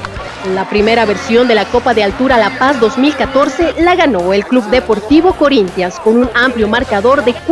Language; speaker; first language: Spanish; native; Spanish